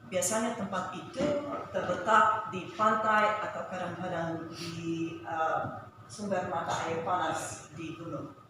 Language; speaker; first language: Indonesian; non-native, fluent; English